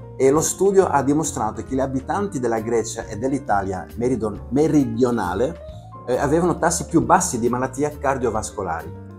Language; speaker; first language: Italian; non-native, fluent; Latvian